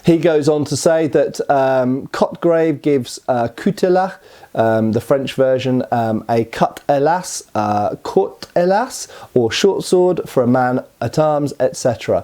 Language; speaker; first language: English; native; English